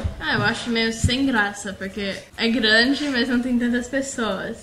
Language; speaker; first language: Portuguese; early bilingual, heritage; Portuguese